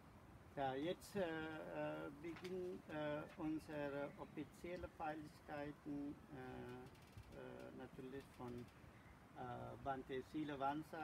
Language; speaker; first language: German; non-native, learner; Sinhala